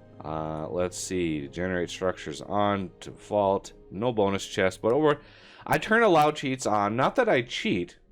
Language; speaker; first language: English; native; English